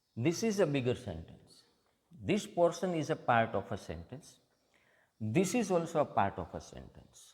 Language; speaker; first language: English; non-native, local second language; Gujarati